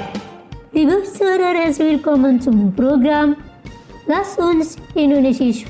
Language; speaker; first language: German; non-native, fluent; Indonesian